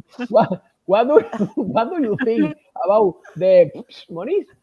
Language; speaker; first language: English; non-native, learner; Spanish